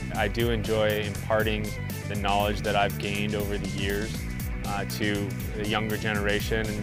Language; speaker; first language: English; native; English